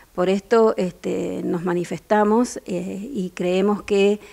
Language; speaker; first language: Spanish; native; Spanish